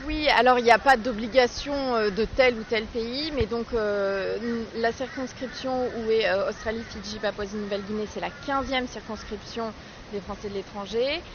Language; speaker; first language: French; native; French